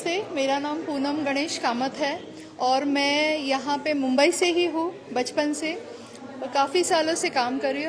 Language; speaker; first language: Hindi; native; Hindi